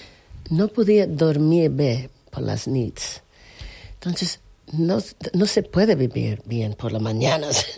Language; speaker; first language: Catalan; non-native, learner; English